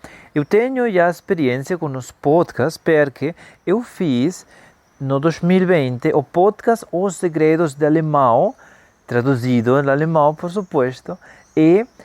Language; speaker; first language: Portuguese; non-native, fluent; Spanish